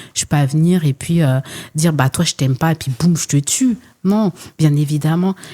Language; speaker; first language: French; early bilingual, other home language; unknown